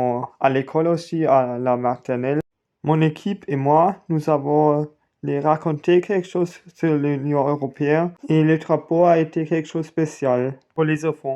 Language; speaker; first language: French; non-native, learner; German